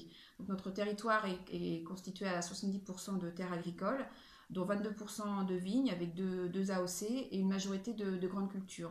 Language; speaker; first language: French; native; French